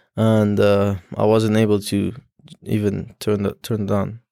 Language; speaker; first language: English; non-native, learner; Persian